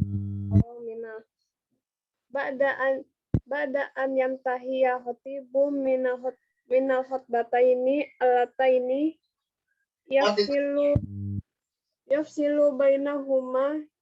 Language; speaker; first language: Arabic; non-native, learner; Indonesian